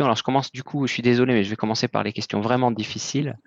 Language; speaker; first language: French; native; French